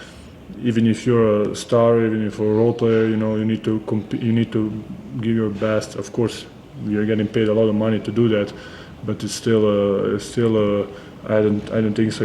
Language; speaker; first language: English; non-native, fluent; Serbian